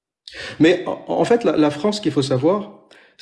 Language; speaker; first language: French; native; French